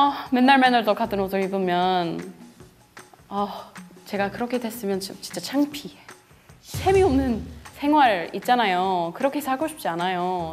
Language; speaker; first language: Korean; non-native, learner; English